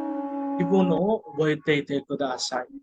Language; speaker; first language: Japanese; non-native, fluent; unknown